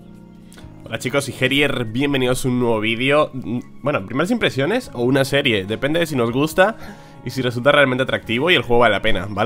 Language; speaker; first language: Spanish; native; Spanish